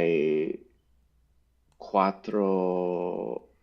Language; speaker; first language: Spanish; non-native, learner; English